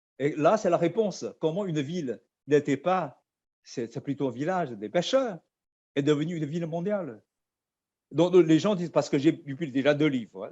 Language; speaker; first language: French; non-native, fluent; Chinese